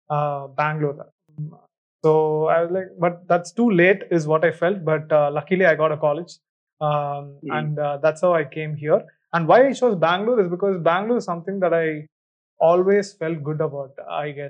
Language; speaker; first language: English; non-native, local second language; Tamil